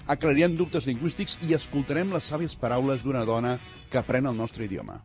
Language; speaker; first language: Catalan; native; Catalan